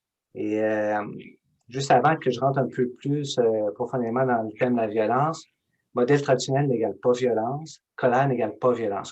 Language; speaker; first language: French; native; French